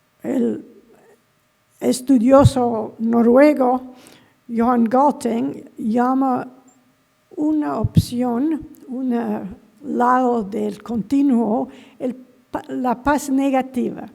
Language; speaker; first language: Spanish; non-native, fluent; English